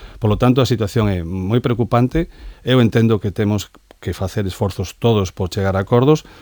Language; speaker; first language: Galician; native; Galician